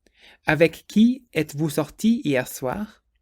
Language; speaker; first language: French; non-native, fluent; English